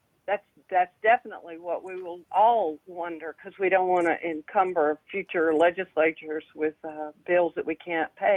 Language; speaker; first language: English; native; English